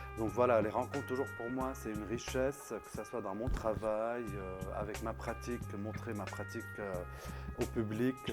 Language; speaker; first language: French; non-native, local second language; Arabic